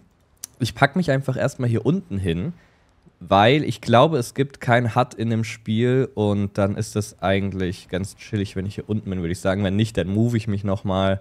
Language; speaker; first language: German; native; German